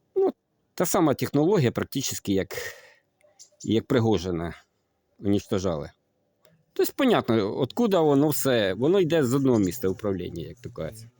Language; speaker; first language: Ukrainian; native; Ukrainian